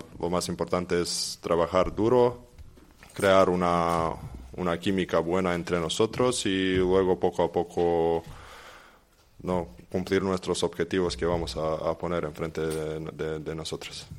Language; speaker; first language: Spanish; non-native, fluent; Serbian